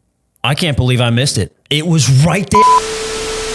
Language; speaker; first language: English; native; English